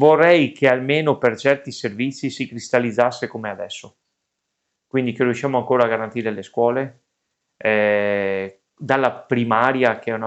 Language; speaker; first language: Italian; native; Italian